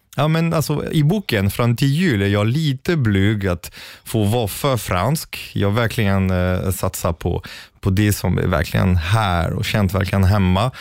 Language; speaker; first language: Swedish; non-native, fluent; French